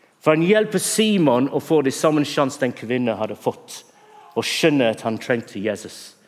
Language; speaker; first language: Norwegian; non-native, fluent; English